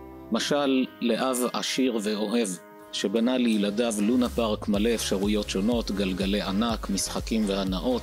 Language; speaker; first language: Hebrew; native; Hebrew